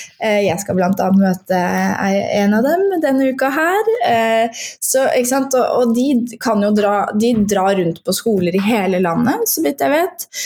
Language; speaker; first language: Norwegian; native; Norwegian